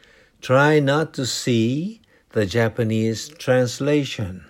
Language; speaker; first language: English; non-native, fluent; Japanese